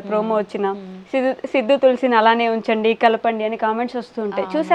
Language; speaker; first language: Telugu; native; Telugu